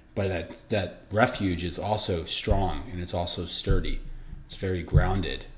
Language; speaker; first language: English; early bilingual, other home language; Italian